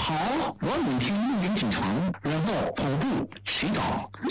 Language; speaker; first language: Chinese; non-native, learner; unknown